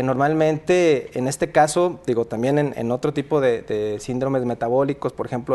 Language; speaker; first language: Spanish; native; Spanish